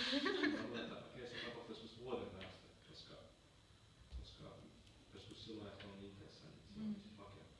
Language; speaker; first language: Finnish; non-native, learner; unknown